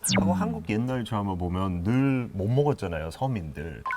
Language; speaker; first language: Korean; non-native, fluent; English